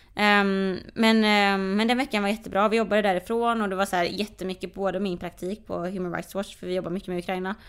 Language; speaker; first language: Swedish; early bilingual, other home language; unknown